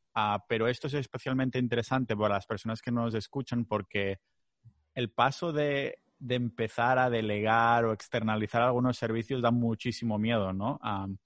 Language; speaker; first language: Spanish; non-native, local second language; Catalan